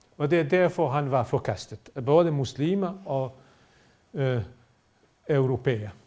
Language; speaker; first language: Danish; non-native, fluent; Bosnian